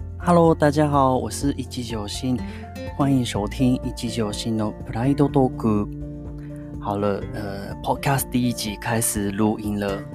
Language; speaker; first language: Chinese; non-native, fluent; Japanese